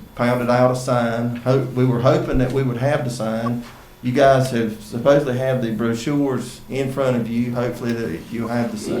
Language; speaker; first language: English; native; English